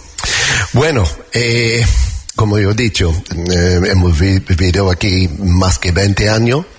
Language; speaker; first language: Spanish; non-native, learner; English